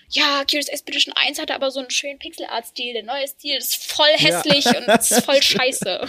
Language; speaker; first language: German; native; German